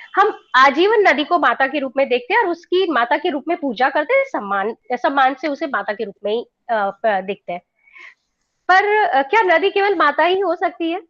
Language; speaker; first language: Hindi; non-native, local second language; Gujarati